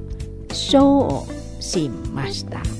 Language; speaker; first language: Japanese; non-native, learner; Indonesian